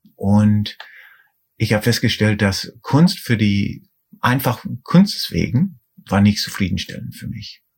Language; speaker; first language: German; non-native, fluent; English